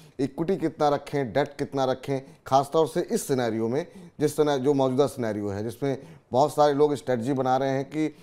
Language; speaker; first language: Hindi; native; Hindi